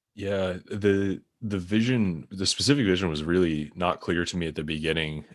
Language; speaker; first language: English; native; English